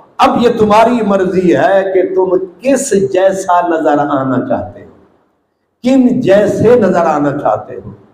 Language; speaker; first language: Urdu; non-native, local second language; Punjabi